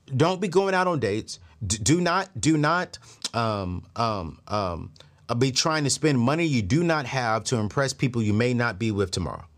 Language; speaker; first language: English; native; English